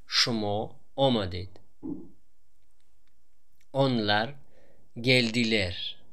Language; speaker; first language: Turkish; non-native, fluent; Tajik